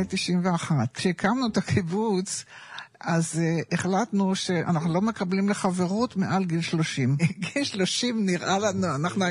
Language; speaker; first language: Hebrew; native; Hebrew